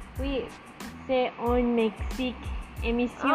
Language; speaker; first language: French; non-native, learner; Spanish